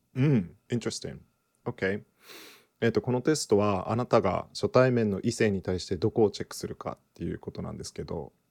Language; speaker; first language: Japanese; native; Japanese